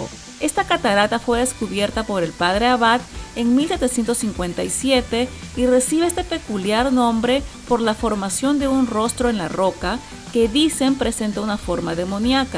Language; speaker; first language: Spanish; native; Spanish